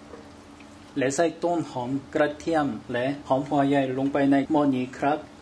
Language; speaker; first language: Thai; non-native, learner; Korean